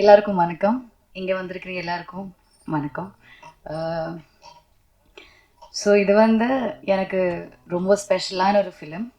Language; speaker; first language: Tamil; non-native, learner; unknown